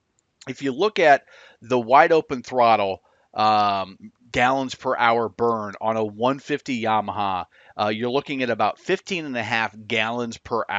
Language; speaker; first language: English; native; English